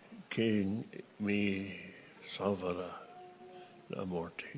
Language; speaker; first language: Portuguese; non-native, fluent; English